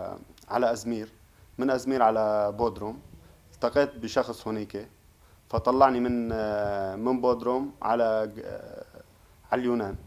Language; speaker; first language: Arabic; native; Arabic